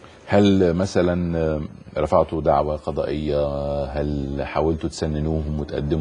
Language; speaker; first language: Arabic; native; Arabic